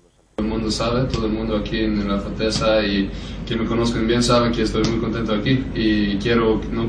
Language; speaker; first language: Spanish; non-native, fluent; Norwegian